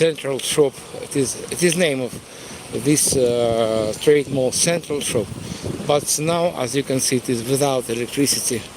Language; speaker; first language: English; non-native, fluent; Russian